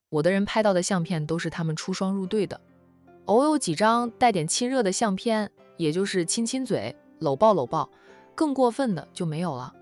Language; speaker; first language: Chinese; native; Chinese